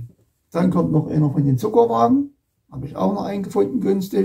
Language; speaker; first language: German; native; German